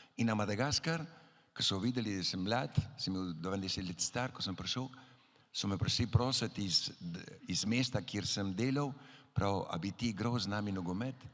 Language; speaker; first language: Slovenian; early bilingual, heritage; Slovenian